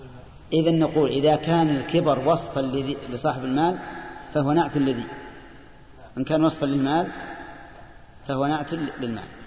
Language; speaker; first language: Arabic; native; Arabic